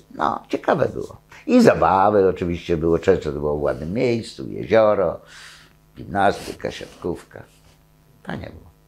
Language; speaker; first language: Polish; native; Polish